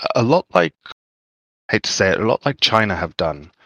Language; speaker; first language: English; native; English